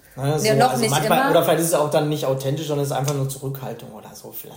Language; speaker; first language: German; native; German